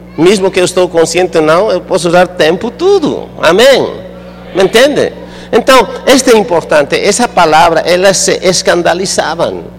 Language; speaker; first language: Portuguese; non-native, fluent; Spanish